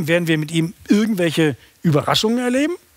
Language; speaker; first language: German; native; German